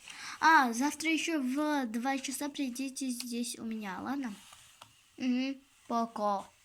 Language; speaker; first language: Russian; non-native, local second language; Kazakh